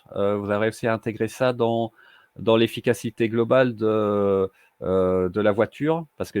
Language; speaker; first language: French; native; French